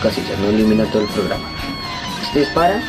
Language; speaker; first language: Spanish; native; Spanish